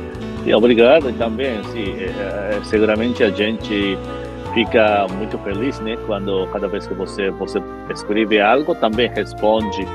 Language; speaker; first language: Portuguese; non-native, fluent; Japanese